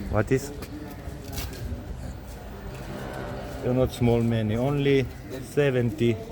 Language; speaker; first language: English; non-native, learner; Slovenian